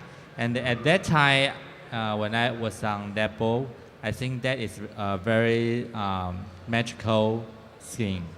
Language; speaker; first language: English; non-native, fluent; Chinese